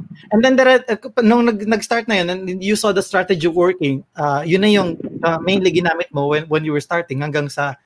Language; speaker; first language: English; non-native, local second language; Filipino